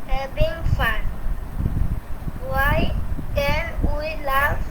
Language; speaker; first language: English; non-native, learner; Bangla